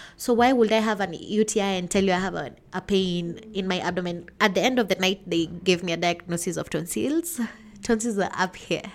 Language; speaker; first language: English; non-native, local second language; Kikuyu